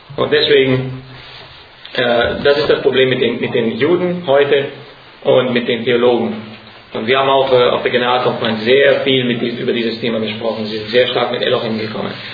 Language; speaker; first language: German; non-native, fluent; Hungarian